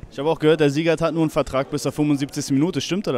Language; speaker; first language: German; native; German